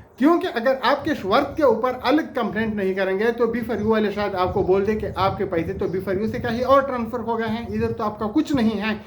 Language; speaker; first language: Urdu; non-native, local second language; Pashto